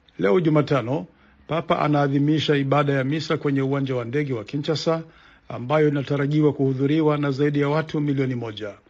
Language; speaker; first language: Swahili; non-native, local second language; Rundi